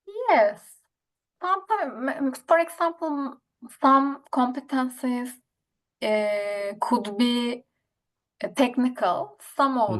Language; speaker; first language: English; non-native, learner; Turkish